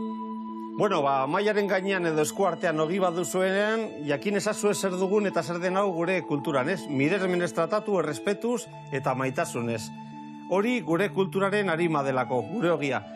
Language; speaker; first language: Basque; native; Basque